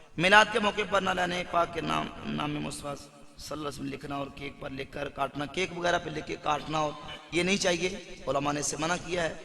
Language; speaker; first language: Urdu; non-native, local second language; Punjabi